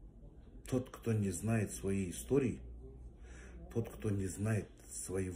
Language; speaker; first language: Russian; non-native, local second language; Kazakh